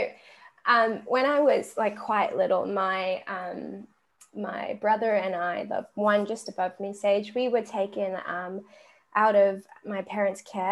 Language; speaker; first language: English; native; English